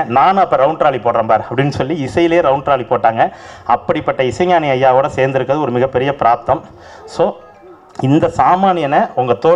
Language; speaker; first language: Tamil; native; Tamil